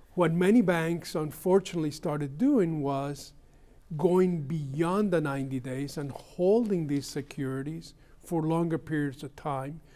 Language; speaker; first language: English; early bilingual, other home language; Spanish